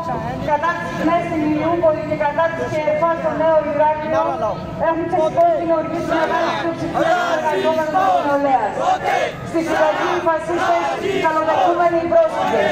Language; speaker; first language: Greek; native; Greek